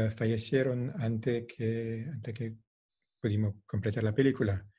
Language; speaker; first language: Spanish; non-native, fluent; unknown